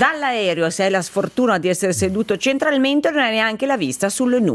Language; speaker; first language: Italian; native; Italian